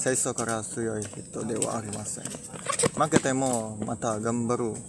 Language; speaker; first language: Japanese; non-native, learner; Indonesian